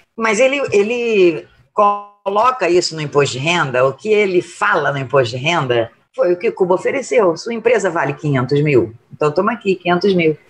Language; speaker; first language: Portuguese; native; Portuguese